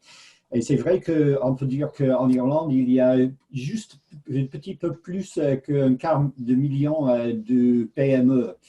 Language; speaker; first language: French; non-native, fluent; English